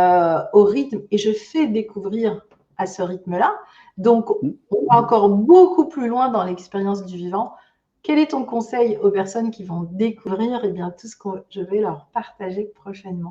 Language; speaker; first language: French; native; French